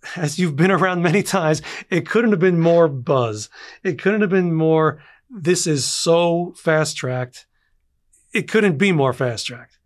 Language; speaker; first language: English; native; English